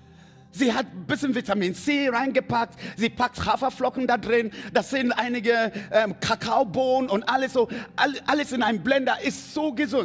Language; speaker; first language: German; non-native, fluent; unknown